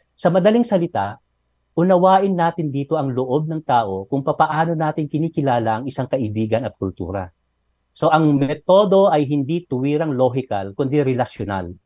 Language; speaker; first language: Filipino; non-native, local second language; Iloko